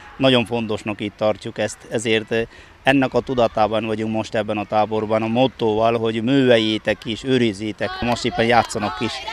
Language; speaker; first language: Hungarian; non-native, fluent; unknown